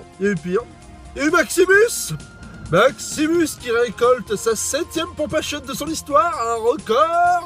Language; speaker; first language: French; native; French